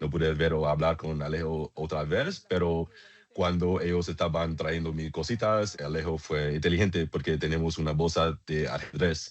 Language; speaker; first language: Spanish; non-native, learner; English